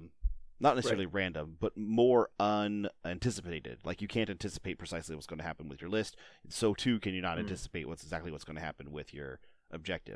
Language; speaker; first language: English; native; English